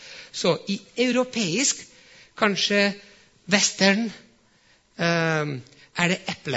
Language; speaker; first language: Norwegian; non-native, fluent; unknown